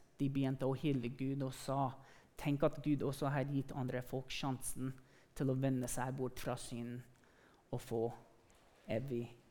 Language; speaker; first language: Norwegian; early bilingual, other home language; English